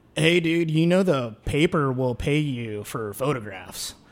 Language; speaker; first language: English; native; English